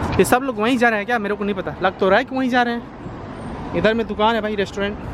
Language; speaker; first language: Hindi; native; Hindi